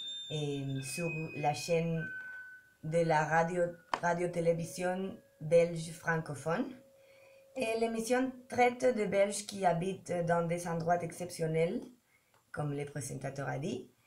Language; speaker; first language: French; non-native, learner; Spanish